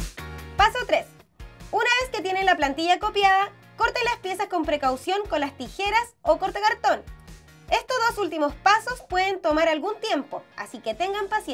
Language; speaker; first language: Spanish; native; Spanish